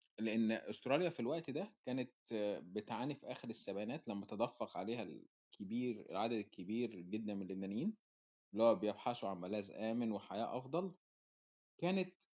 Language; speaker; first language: Arabic; native; Arabic